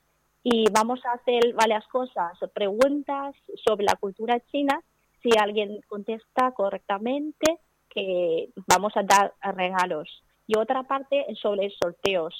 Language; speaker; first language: Spanish; non-native, learner; Chinese